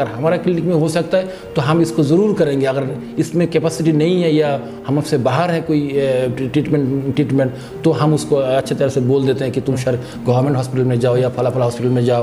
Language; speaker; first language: Hindi; non-native, fluent; Bangla